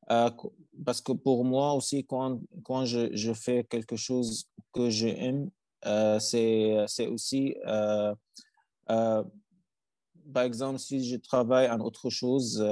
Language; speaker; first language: French; non-native, learner; Arabic